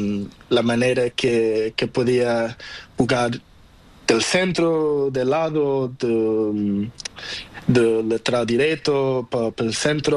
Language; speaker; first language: Spanish; non-native, learner; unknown